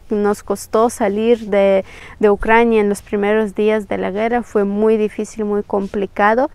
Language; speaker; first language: Spanish; non-native, fluent; Ukrainian